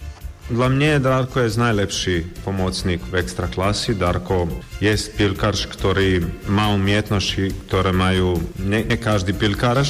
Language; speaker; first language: Polish; non-native, fluent; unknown